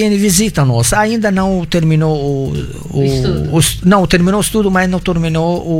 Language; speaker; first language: Portuguese; non-native, fluent; Arabic